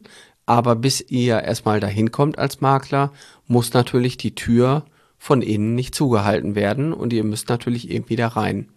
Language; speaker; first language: German; native; German